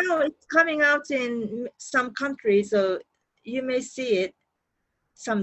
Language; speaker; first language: English; non-native, learner; Japanese